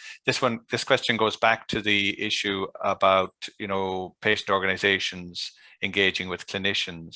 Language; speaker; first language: English; native; English